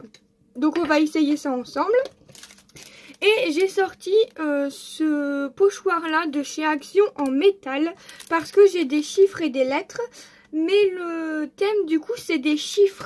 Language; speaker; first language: French; native; French